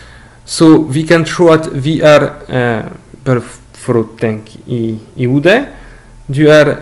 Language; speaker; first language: Norwegian; non-native, learner; French